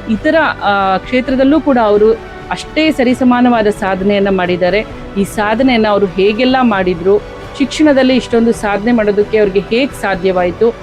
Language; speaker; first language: Kannada; native; Kannada